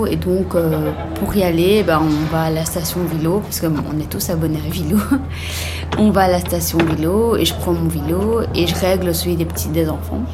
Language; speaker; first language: French; native; French